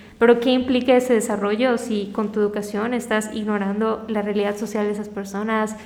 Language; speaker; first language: Spanish; native; Spanish